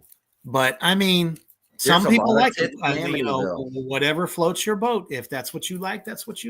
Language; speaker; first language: English; native; English